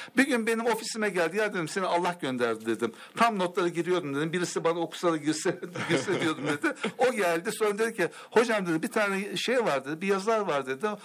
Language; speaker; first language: Turkish; native; Turkish